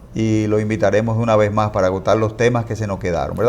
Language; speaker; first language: Spanish; native; Spanish